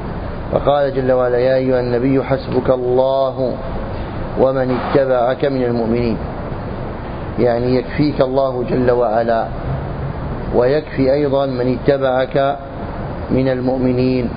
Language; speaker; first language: Arabic; native; Arabic